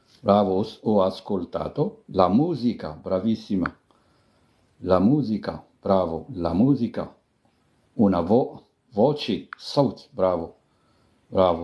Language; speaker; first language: Italian; non-native, fluent; Arabic